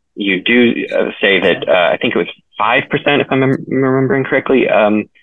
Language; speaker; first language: English; native; English